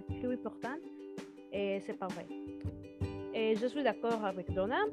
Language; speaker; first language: French; non-native, learner; Spanish